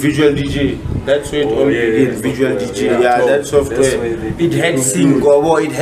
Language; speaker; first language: English; non-native, local second language; Northern Sotho